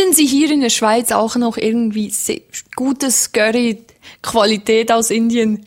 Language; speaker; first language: German; native; German